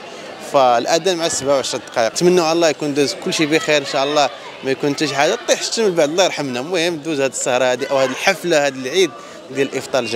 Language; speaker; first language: Arabic; native; Arabic